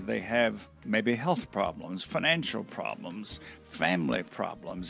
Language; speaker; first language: English; native; English